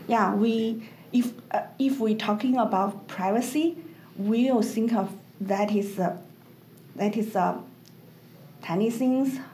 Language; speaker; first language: English; non-native, learner; Chinese